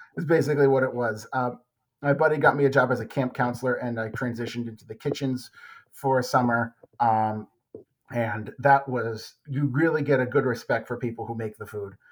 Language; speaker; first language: English; native; English